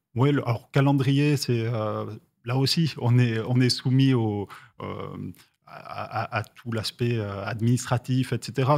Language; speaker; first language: French; native; French